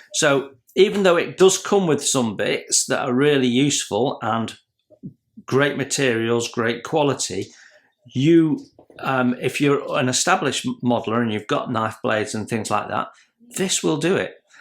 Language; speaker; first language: English; native; English